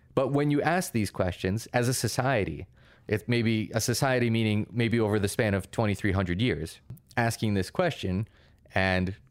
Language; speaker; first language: English; early bilingual, other home language; Russian